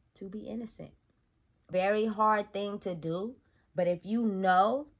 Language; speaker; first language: English; native; English